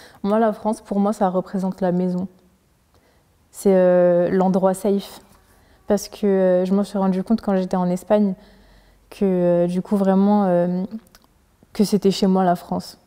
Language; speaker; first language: French; early bilingual, other home language; Arabic